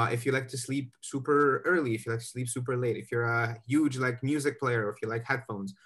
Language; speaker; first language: English; native; English